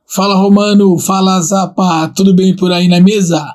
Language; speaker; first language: Portuguese; non-native, fluent; Italian